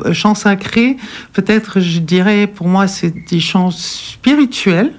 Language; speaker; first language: French; non-native, fluent; German